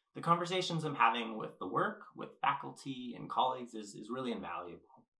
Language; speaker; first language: English; native; English